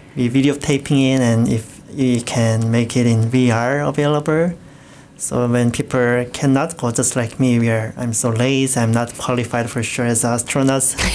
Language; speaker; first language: English; non-native, fluent; Korean